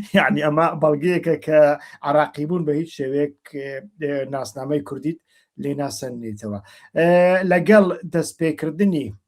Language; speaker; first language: Central Kurdish; native; Central Kurdish